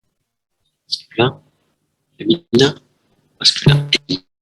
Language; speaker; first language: French; non-native, fluent; Vietnamese